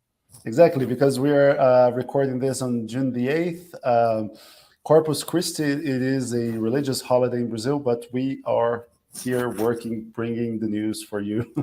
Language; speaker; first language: English; non-native, fluent; Portuguese